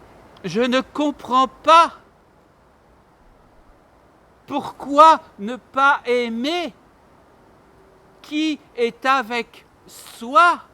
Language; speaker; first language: French; non-native, learner; Armenian